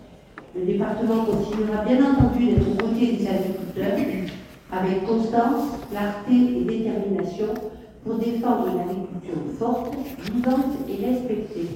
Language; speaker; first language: French; native; French